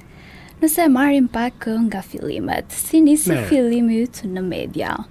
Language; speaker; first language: Albanian; native; Albanian